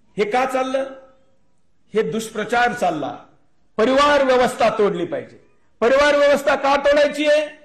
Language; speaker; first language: Marathi; native; Marathi